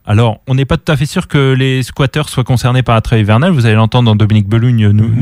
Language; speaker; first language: French; native; French